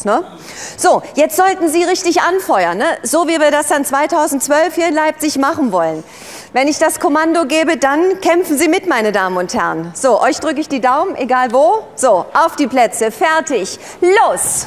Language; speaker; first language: German; native; German